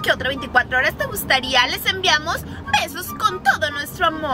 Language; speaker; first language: Spanish; native; Spanish